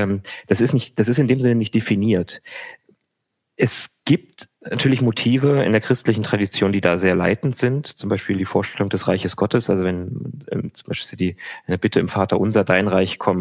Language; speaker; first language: German; native; German